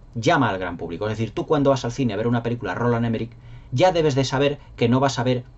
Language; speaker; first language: Spanish; native; Spanish